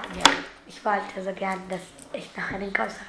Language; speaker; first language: German; early bilingual, other home language; Turkish